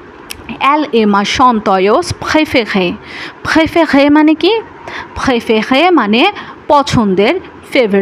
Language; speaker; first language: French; non-native, fluent; Bangla